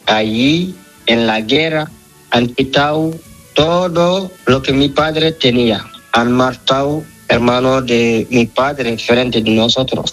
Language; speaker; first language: Spanish; non-native, learner; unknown